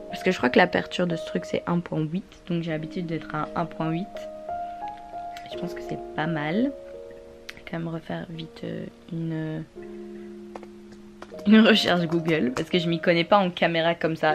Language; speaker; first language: French; native; French